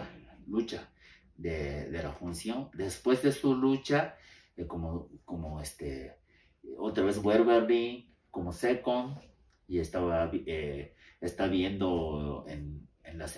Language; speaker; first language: Spanish; non-native, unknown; Japanese